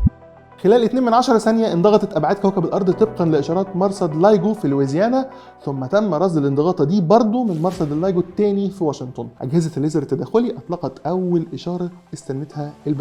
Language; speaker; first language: Arabic; native; Arabic